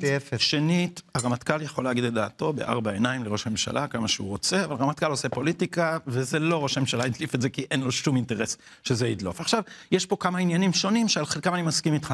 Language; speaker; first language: Hebrew; native; Hebrew